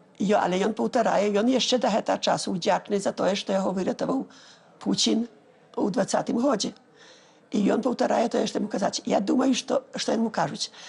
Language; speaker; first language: Belarusian; early bilingual, heritage; Belarusian